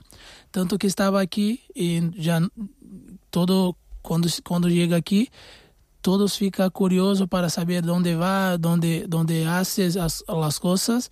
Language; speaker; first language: Spanish; non-native, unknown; Portuguese